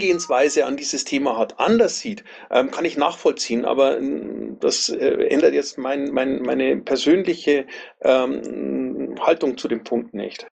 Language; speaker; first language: German; native; German